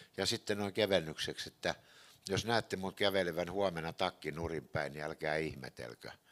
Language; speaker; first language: Finnish; native; Finnish